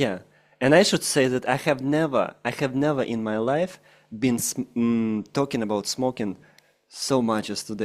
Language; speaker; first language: English; non-native, fluent; Russian